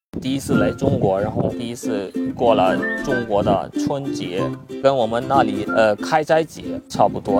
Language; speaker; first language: Chinese; non-native, fluent; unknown